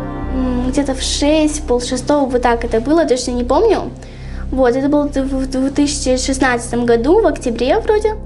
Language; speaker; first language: Russian; native; Russian